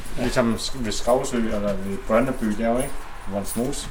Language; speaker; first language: Danish; non-native, fluent; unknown